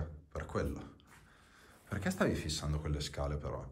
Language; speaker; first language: Italian; native; Italian